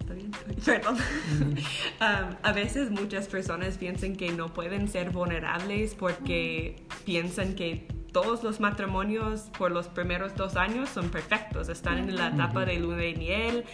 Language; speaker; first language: Spanish; non-native, fluent; English